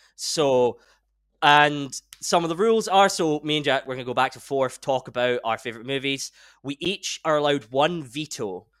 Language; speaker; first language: English; native; English